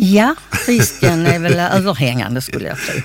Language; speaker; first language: Swedish; native; Swedish